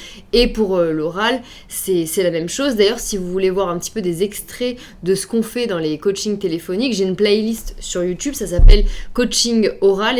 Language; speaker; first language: French; native; French